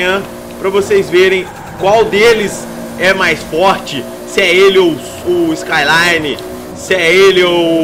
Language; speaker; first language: Portuguese; native; Portuguese